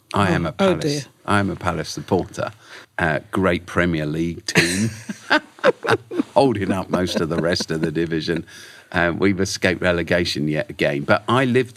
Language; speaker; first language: English; native; English